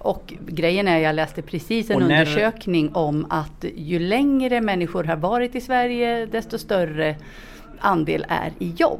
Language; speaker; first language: Swedish; native; Swedish